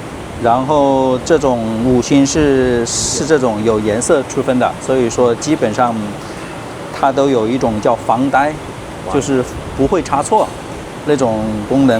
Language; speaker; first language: Chinese; native; Chinese